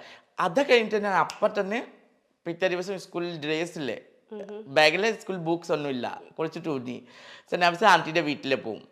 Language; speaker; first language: Malayalam; non-native, learner; Assamese